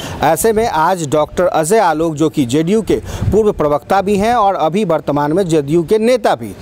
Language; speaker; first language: Hindi; native; Hindi